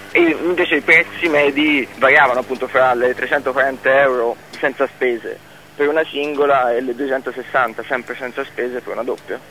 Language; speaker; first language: Italian; native; Italian